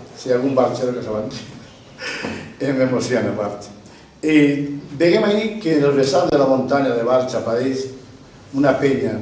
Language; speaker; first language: Catalan; native; Catalan